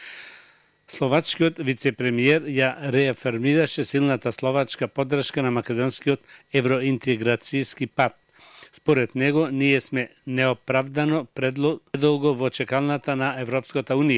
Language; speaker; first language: Macedonian; native; Macedonian